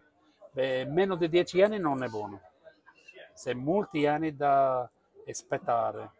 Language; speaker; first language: Italian; non-native, learner; Portuguese